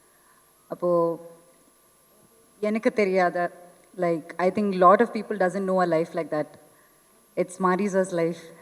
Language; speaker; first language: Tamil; non-native, fluent; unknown